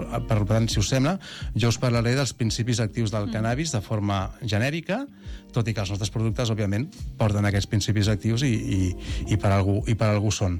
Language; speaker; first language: Catalan; native; Catalan